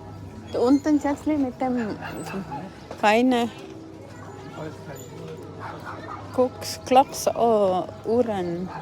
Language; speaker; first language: German; non-native, learner; Cebuano